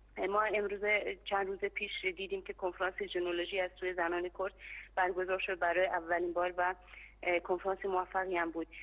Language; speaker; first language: Persian; non-native, local second language; Kurdish